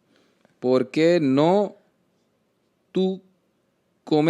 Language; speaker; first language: Spanish; non-native, learner; Hindi